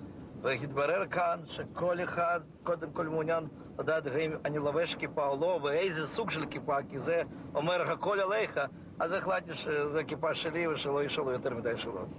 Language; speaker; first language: Hebrew; non-native, fluent; Russian